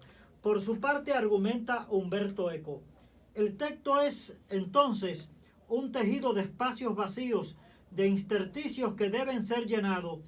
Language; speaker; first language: Spanish; native; Spanish